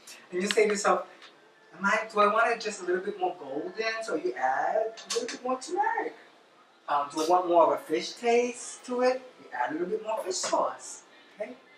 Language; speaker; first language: English; early bilingual, other home language; Spanish